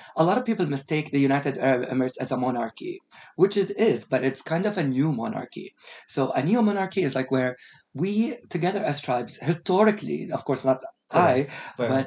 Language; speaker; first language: English; non-native, fluent; Arabic